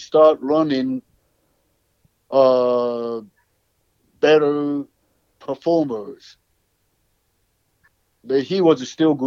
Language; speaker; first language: English; non-native, learner; Japanese